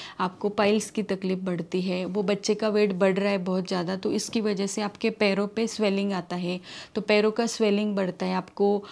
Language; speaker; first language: Hindi; non-native, local second language; Marathi